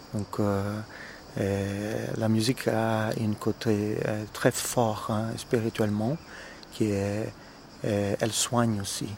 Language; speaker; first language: French; non-native, fluent; Portuguese